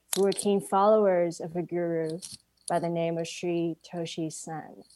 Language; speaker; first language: English; non-native, local second language; Cantonese